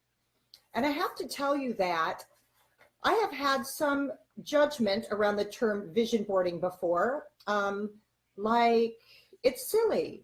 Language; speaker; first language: English; native; English